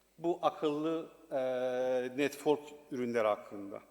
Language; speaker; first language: Turkish; non-native, learner; Persian